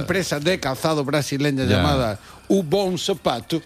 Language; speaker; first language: Spanish; native; Spanish